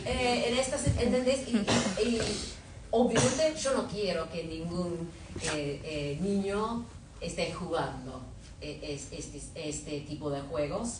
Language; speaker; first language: Spanish; non-native, fluent; English